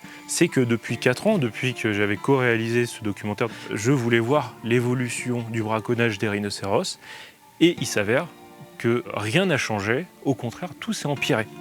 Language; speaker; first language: French; native; French